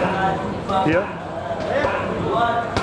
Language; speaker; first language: English; native; English